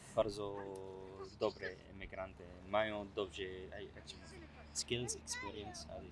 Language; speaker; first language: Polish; non-native, learner; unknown